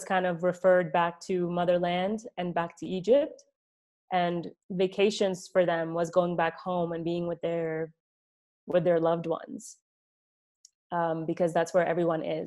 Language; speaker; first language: English; early bilingual, other home language; Arabic